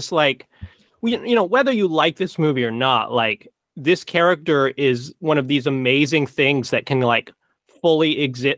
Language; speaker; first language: English; native; English